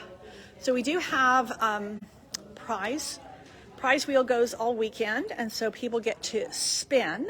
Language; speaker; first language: English; native; English